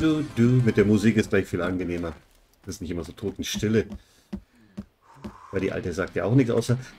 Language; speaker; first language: German; native; German